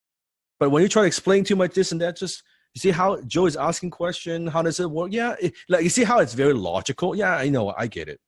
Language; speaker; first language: English; non-native, fluent; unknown